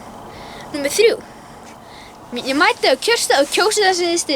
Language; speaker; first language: Icelandic; native; Icelandic